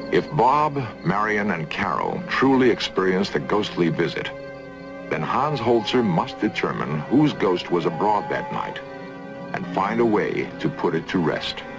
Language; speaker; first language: English; native; English